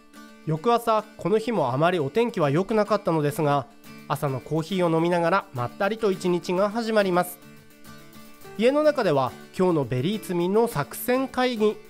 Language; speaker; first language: Japanese; native; Japanese